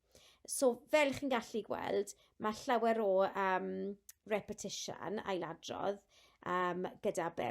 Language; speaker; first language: Welsh; non-native, local second language; English